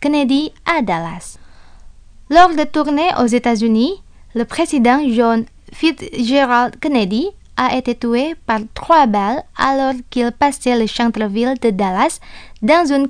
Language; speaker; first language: French; non-native, fluent; Indonesian